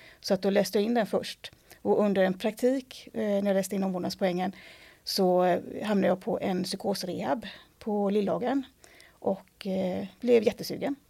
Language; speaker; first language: Swedish; native; Swedish